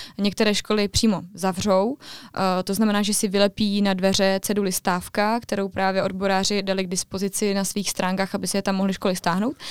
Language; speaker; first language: Czech; native; Czech